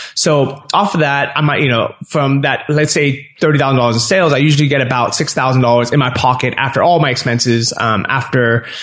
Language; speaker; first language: English; native; English